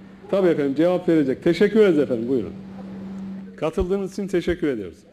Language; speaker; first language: Turkish; native; Turkish